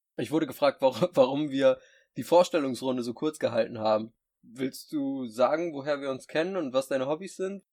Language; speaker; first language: German; native; German